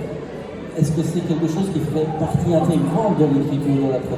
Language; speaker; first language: French; native; French